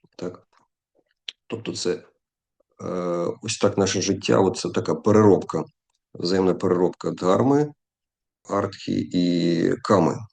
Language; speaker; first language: Ukrainian; non-native, local second language; Russian